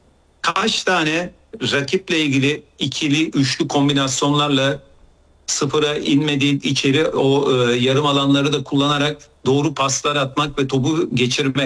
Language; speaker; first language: Turkish; native; Turkish